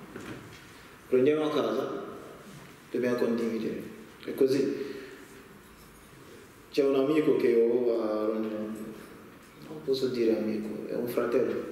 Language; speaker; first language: Italian; non-native, learner; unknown